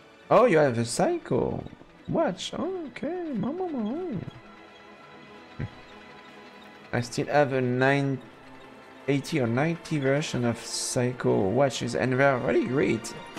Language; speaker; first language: English; non-native, fluent; French